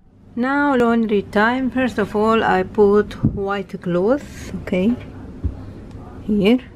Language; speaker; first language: English; non-native, learner; Arabic